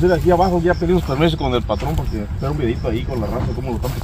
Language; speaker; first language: Spanish; native; Spanish